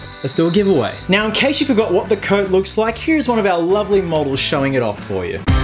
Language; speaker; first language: English; native; English